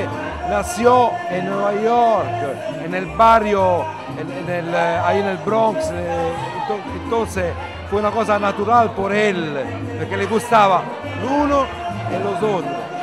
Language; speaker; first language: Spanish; non-native, learner; Italian